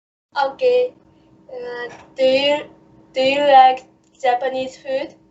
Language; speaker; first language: English; non-native, learner; Japanese